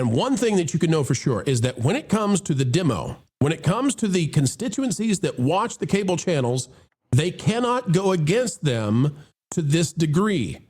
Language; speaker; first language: English; native; English